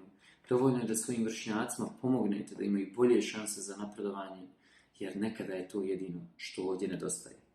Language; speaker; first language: Bosnian; native; Bosnian